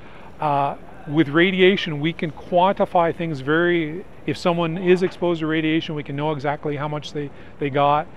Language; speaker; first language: English; native; English